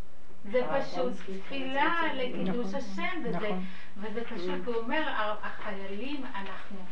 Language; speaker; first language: Hebrew; non-native, fluent; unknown